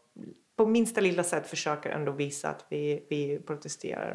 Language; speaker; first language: Swedish; non-native, fluent; Russian